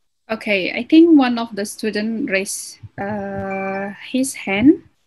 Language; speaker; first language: English; non-native, fluent; Indonesian